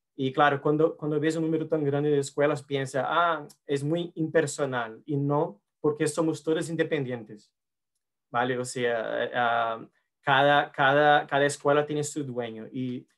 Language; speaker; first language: Spanish; non-native, learner; Portuguese